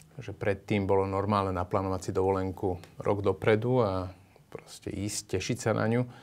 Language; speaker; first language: Slovak; native; Slovak